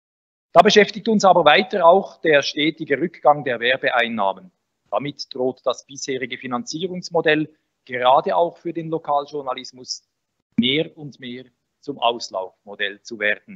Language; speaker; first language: German; native; German